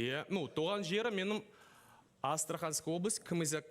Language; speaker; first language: Kazakh; non-native, local second language; Russian